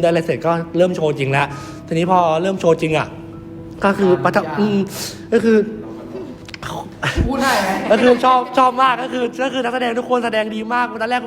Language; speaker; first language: Thai; native; Thai